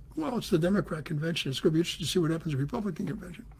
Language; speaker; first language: English; native; English